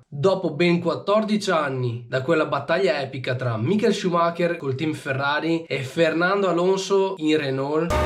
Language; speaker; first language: Italian; native; Italian